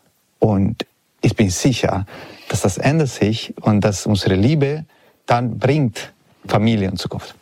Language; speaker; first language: German; non-native, fluent; Italian